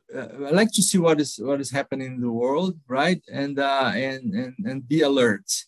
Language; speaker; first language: English; non-native, fluent; Portuguese